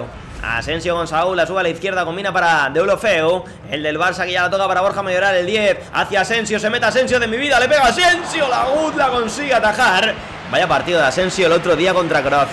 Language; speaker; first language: Spanish; native; Spanish